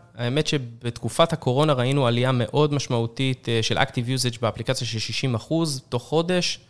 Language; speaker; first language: Hebrew; native; Hebrew